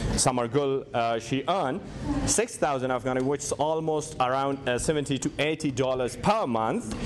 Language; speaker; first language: English; non-native, fluent; Persian